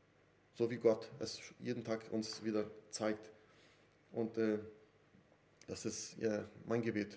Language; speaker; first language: German; non-native, fluent; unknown